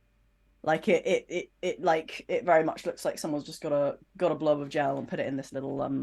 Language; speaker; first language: English; native; English